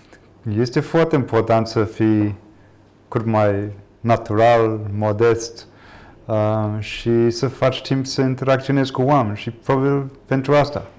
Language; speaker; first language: Romanian; non-native, fluent; English